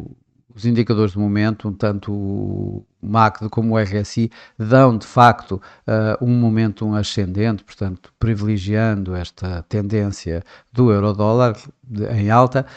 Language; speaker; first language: Portuguese; native; Portuguese